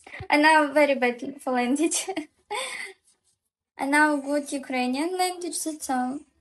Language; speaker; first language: English; non-native, learner; Ukrainian